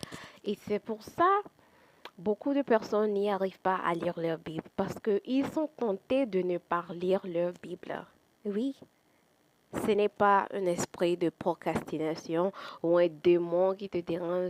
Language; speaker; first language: French; non-native, fluent; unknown